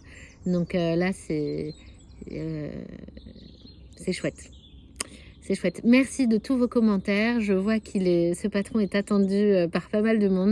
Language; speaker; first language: French; native; French